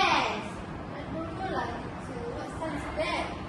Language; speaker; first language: English; non-native, learner; Malay